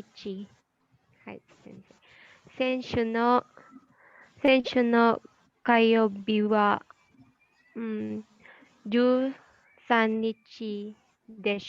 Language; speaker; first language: Japanese; non-native, learner; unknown